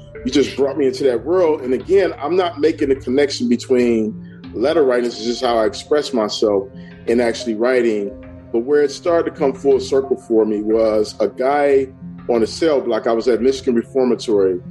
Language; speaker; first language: English; native; English